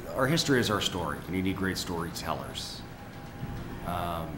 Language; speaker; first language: English; native; English